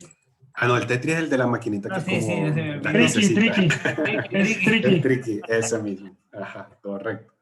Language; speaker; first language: Spanish; native; Spanish